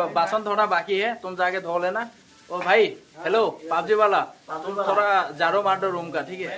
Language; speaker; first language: Hindi; non-native, local second language; Assamese